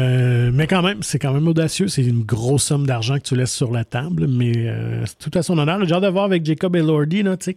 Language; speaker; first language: French; native; French